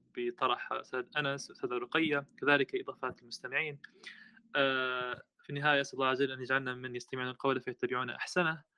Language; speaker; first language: Arabic; native; Arabic